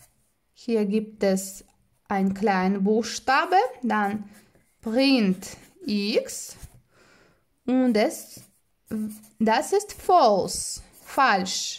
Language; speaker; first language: German; non-native, fluent; Russian